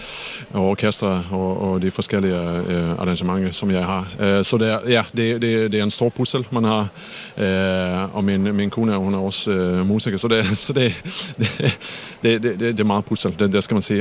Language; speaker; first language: Danish; non-native, fluent; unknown